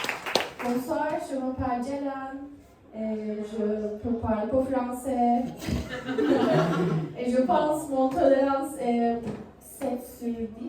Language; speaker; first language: French; non-native, learner; Turkish